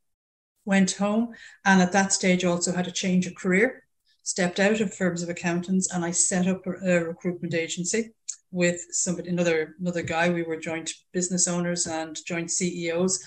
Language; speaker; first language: English; native; English